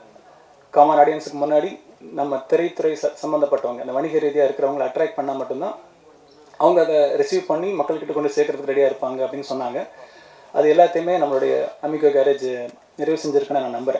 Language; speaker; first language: Tamil; native; Tamil